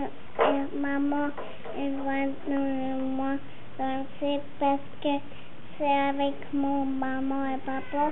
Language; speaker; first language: French; non-native, learner; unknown